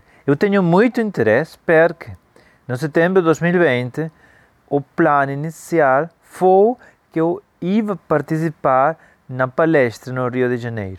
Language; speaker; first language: Portuguese; non-native, fluent; Spanish